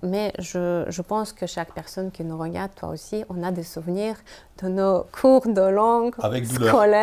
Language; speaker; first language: French; non-native, fluent; Russian